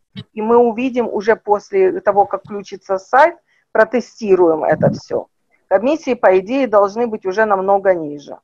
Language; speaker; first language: Russian; native; Russian